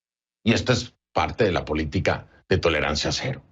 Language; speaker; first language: Spanish; native; Spanish